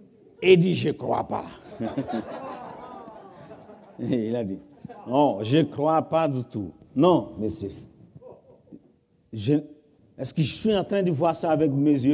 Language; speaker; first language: French; non-native, fluent; Portuguese